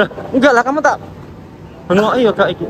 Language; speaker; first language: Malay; non-native, local second language; Javanese